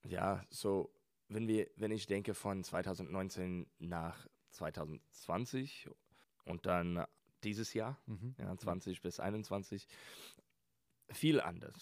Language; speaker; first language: German; non-native, learner; English